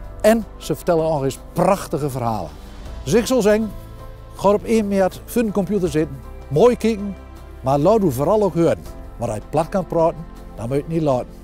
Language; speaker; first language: Dutch; native; Dutch